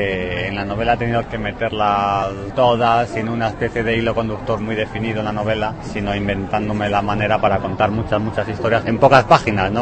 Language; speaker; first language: Spanish; native; Spanish